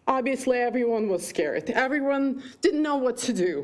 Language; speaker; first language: English; non-native, fluent; Ukrainian